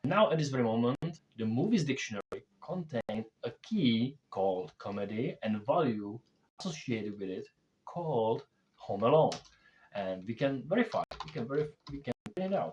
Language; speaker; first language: English; non-native, fluent; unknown